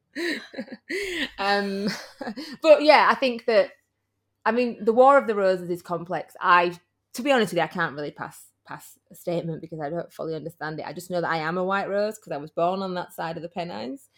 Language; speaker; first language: English; native; English